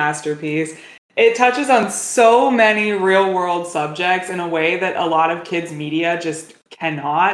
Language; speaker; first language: English; native; English